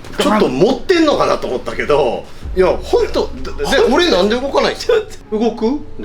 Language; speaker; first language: Japanese; native; Japanese